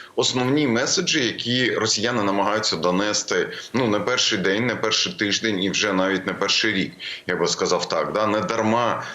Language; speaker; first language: Ukrainian; native; Ukrainian